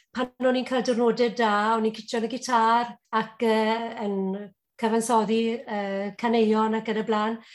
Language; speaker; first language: Welsh; native; Welsh